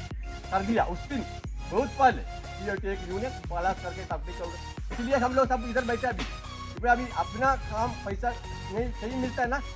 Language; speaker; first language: Hindi; non-native, local second language; Malayalam